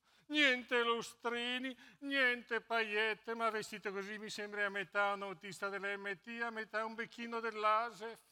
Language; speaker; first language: Italian; native; Italian